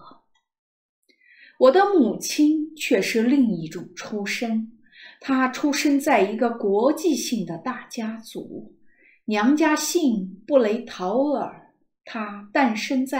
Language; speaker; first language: Chinese; native; Chinese